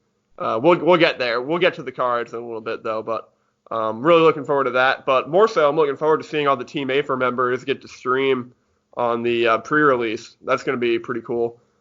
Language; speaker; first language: English; native; English